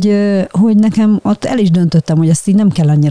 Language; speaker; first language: Hungarian; native; Hungarian